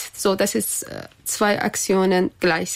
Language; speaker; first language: German; non-native, learner; Persian